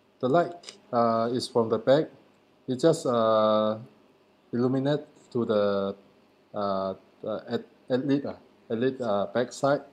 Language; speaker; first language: English; non-native, learner; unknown